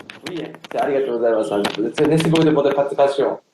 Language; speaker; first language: French; non-native, learner; Japanese